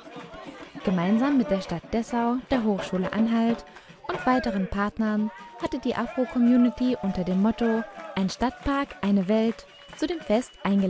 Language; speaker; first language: German; native; German